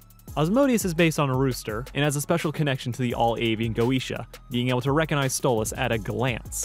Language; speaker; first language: English; native; English